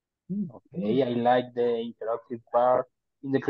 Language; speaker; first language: English; non-native, learner; Spanish